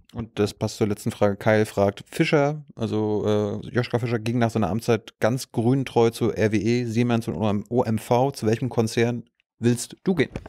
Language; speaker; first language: German; native; German